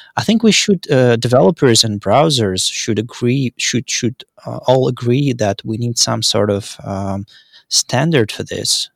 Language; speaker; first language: English; non-native, fluent; Russian